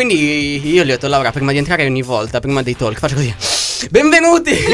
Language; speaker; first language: Italian; native; Italian